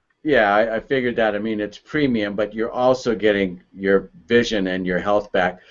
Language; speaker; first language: English; native; English